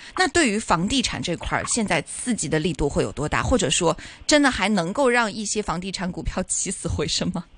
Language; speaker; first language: Chinese; native; Chinese